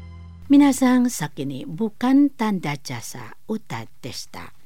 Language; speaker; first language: Japanese; non-native, learner; Indonesian